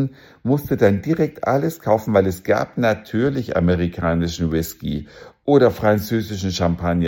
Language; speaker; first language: German; native; German